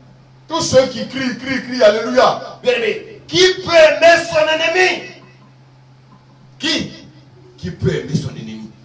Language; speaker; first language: French; native; French